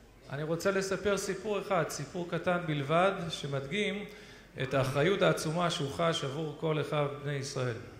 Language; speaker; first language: Hebrew; native; Hebrew